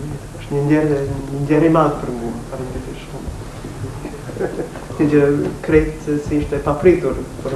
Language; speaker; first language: Albanian; non-native, fluent; English